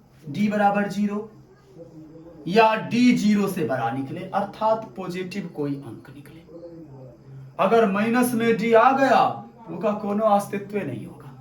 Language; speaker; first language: Hindi; native; Hindi